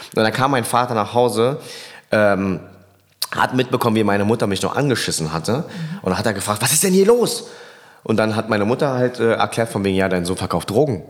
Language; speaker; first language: German; early bilingual, other home language; Vietnamese